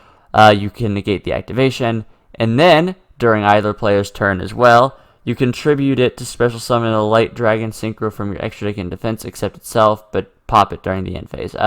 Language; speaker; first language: English; native; English